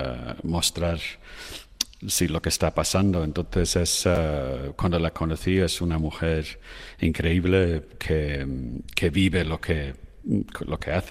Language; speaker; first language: Spanish; non-native, fluent; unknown